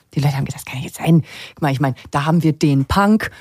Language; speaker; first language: German; native; German